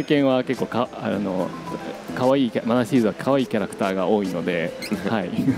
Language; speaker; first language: Japanese; native; Japanese